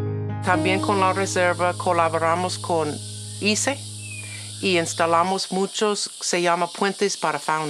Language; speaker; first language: Spanish; non-native, learner; English